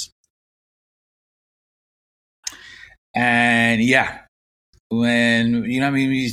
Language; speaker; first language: English; native; English